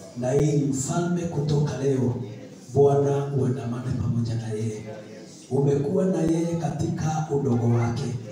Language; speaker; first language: Swahili; non-native, local second language; Kikuyu